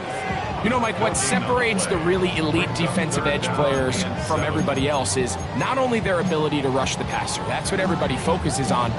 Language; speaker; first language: English; native; English